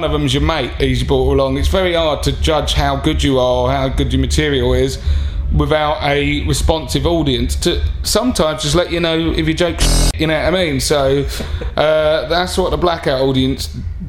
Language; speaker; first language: English; native; English